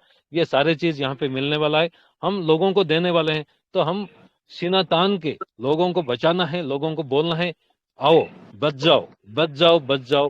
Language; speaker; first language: Hindi; non-native, local second language; Odia